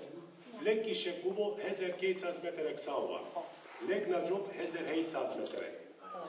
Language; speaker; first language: Hungarian; non-native, learner; Turkish